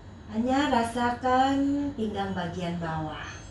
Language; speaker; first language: English; non-native, learner; Indonesian